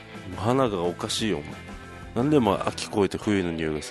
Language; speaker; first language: Japanese; native; Japanese